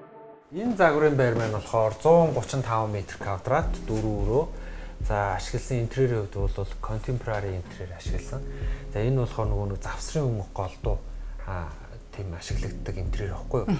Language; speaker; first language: Mongolian; native; Mongolian